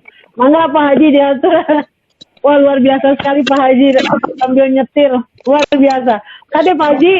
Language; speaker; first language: Indonesian; native; Indonesian